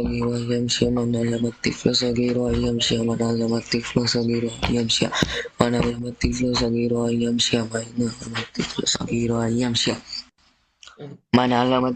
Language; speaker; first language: Arabic; non-native, learner; Bangla